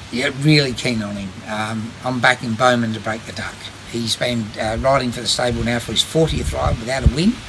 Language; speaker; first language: English; native; English